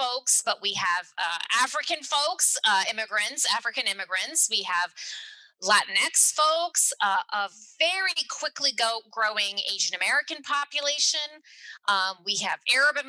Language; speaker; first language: English; native; English